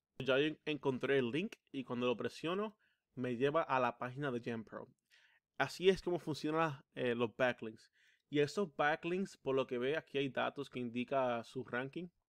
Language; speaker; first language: Spanish; early bilingual, heritage; Spanish